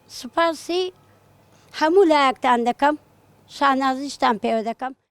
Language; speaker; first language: Central Kurdish; native; Central Kurdish